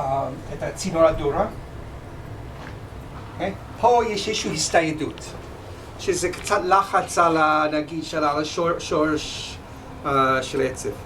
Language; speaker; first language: Hebrew; non-native, fluent; English